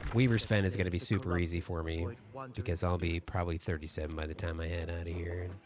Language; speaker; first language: English; native; English